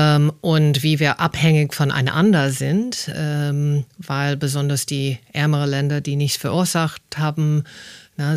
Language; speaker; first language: German; non-native, fluent; English